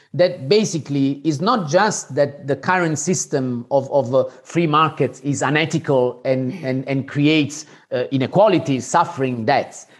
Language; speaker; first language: English; non-native, fluent; Italian